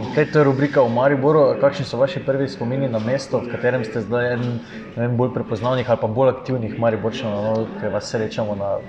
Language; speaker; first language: Slovenian; native; Slovenian